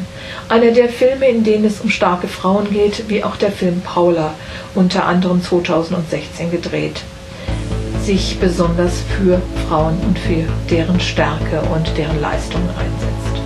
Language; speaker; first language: German; native; German